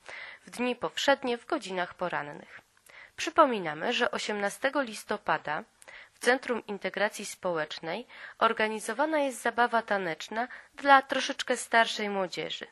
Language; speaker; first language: Polish; native; Polish